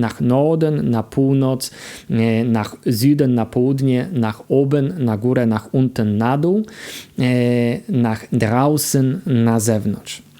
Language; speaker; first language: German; non-native, fluent; Polish